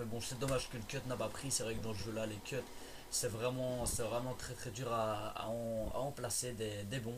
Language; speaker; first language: French; native; French